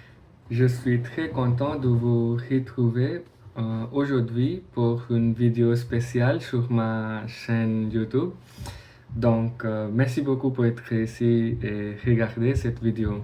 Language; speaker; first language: French; non-native, learner; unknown